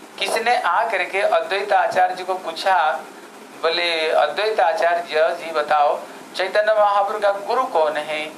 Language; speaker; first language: Hindi; non-native, local second language; Odia